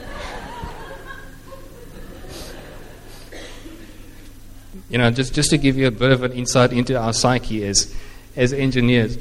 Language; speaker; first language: English; non-native, local second language; Afrikaans